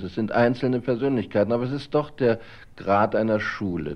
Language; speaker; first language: German; native; German